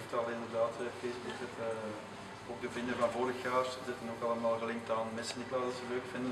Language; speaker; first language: Dutch; native; Dutch